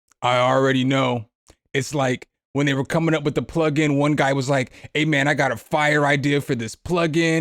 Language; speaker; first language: English; native; English